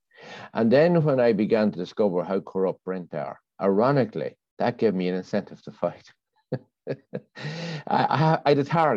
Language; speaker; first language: English; native; English